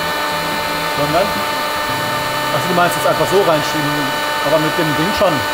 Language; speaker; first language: German; native; German